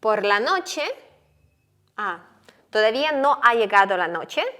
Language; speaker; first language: Spanish; non-native, fluent; Ukrainian